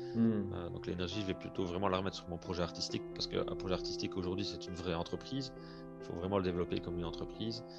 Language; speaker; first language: French; native; French